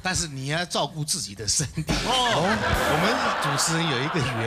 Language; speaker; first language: Chinese; native; Chinese